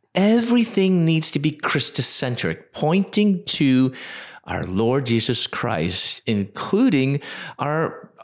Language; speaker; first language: English; native; English